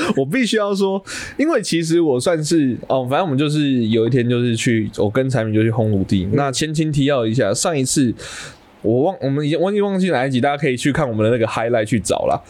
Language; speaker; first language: Chinese; native; Chinese